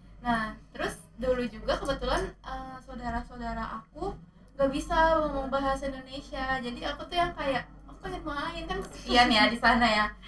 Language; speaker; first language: Indonesian; native; Indonesian